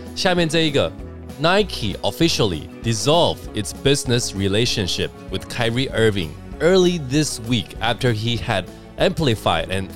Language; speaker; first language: English; non-native, fluent; Chinese